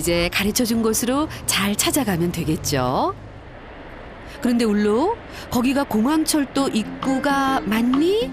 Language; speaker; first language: Korean; native; Korean